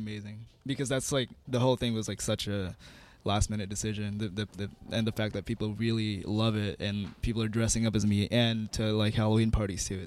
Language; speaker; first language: English; non-native, fluent; Indonesian